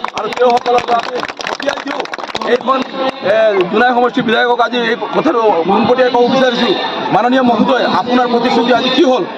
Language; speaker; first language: Assamese; non-native, local second language; Bangla